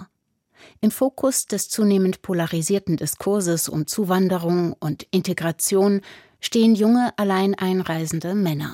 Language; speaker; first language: German; native; German